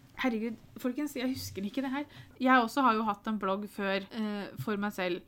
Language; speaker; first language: Norwegian; native; Norwegian